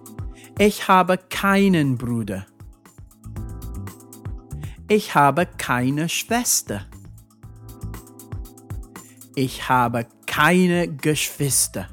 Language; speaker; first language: German; non-native, fluent; English